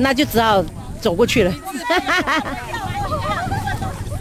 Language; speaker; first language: Chinese; native; Chinese